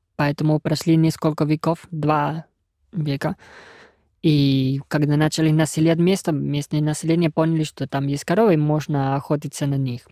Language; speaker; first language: Russian; non-native, fluent; Spanish